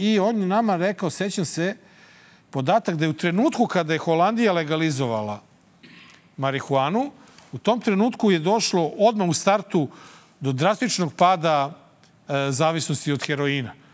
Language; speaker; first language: Serbian; native; Serbian